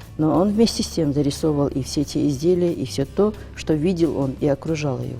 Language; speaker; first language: Russian; non-native, local second language; Ingush